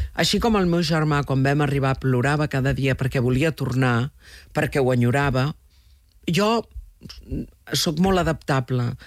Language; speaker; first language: Catalan; early bilingual, heritage; Catalan